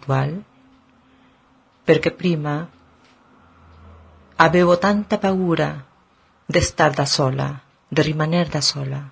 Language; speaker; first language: Italian; non-native, learner; Spanish